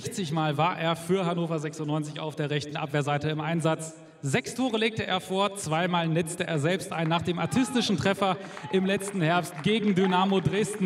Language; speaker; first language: German; native; German